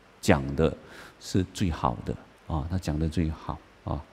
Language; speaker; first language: Chinese; native; Chinese